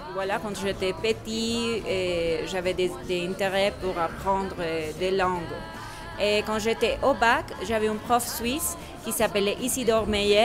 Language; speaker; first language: French; non-native, fluent; Spanish